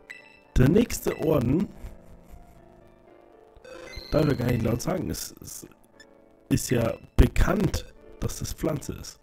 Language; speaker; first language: German; native; German